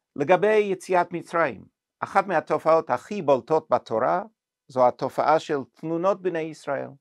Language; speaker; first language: Hebrew; non-native, fluent; English